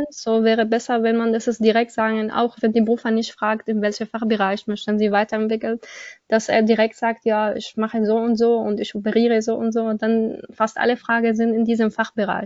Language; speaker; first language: German; non-native, learner; Arabic